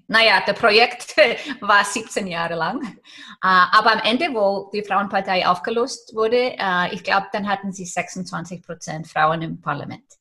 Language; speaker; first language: German; non-native, fluent; Icelandic